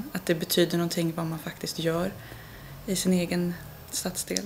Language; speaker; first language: Swedish; native; Swedish